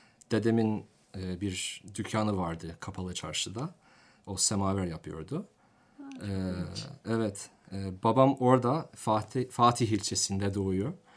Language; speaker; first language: Turkish; non-native, fluent; English